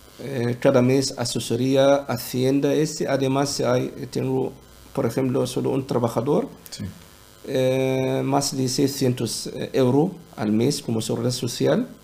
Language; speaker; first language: Spanish; non-native, learner; Arabic